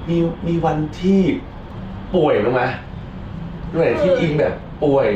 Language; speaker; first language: Thai; native; Thai